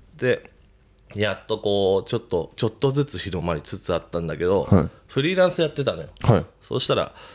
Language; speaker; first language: Japanese; native; Japanese